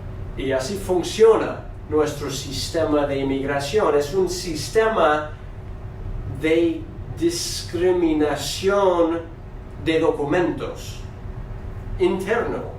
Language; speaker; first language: Spanish; non-native, fluent; English